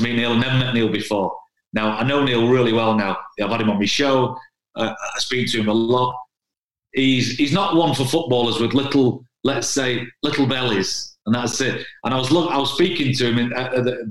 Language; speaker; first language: English; native; English